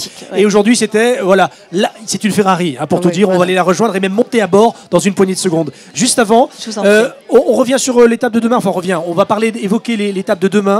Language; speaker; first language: French; native; French